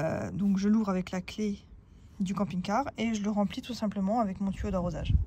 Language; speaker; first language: French; native; French